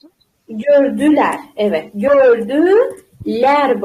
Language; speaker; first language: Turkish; non-native, fluent; Uzbek